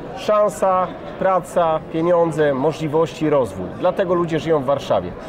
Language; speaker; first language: Polish; native; Polish